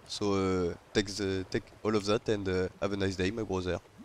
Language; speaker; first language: English; non-native, learner; French